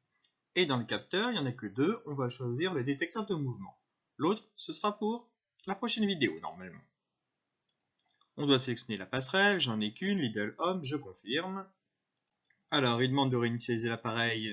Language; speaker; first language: French; native; French